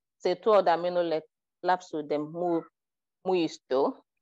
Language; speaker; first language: Finnish; non-native, learner; Igbo